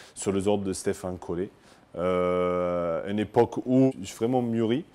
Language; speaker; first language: French; non-native, fluent; English